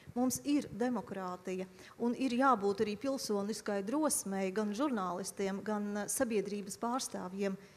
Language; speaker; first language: Latvian; native; Latvian